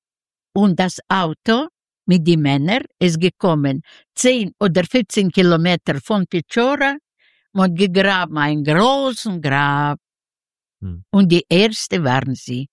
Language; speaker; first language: German; non-native, learner; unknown